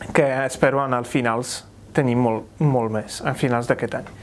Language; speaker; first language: Catalan; non-native, fluent; Polish